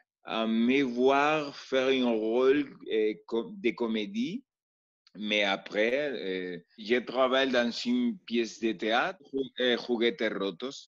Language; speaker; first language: French; non-native, learner; Spanish